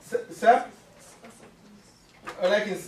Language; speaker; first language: Arabic; non-native, fluent; English